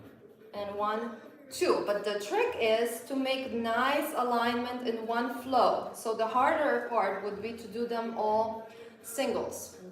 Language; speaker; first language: English; non-native, fluent; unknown